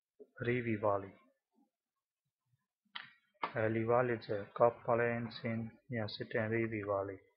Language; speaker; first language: Finnish; non-native, learner; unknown